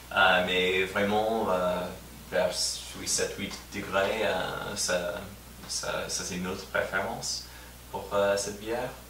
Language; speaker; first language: French; non-native, fluent; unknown